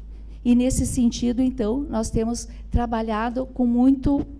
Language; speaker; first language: Portuguese; native; Portuguese